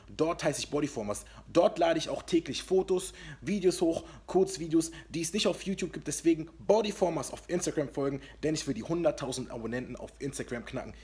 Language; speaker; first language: German; early bilingual, other home language; Kurdish